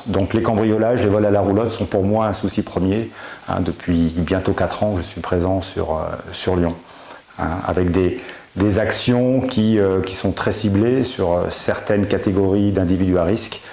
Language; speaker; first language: French; native; French